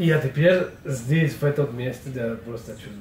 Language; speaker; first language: Russian; non-native, learner; Spanish